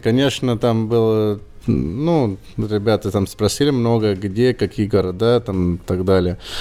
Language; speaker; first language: Russian; non-native, learner; English